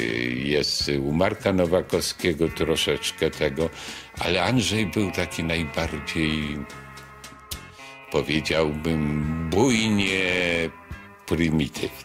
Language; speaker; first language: Polish; native; Polish